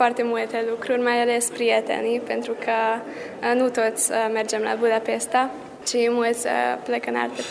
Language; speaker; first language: Romanian; early bilingual, heritage; Romanian